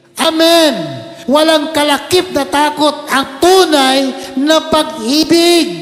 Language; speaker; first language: Filipino; non-native, local second language; Cebuano